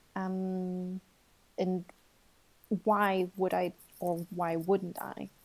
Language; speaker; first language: English; non-native, fluent; Portuguese